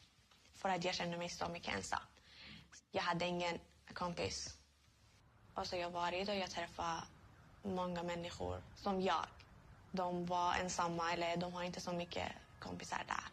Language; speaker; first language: Swedish; non-native, learner; Persian